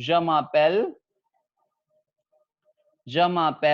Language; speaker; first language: French; non-native, fluent; Hindi